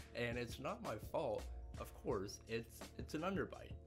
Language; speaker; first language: English; native; English